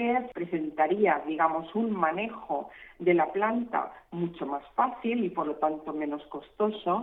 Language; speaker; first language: Spanish; native; Spanish